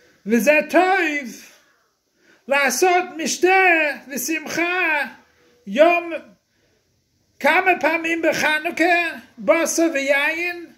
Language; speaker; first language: Hebrew; non-native, fluent; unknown